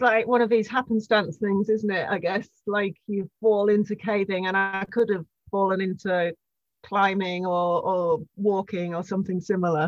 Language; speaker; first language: English; native; English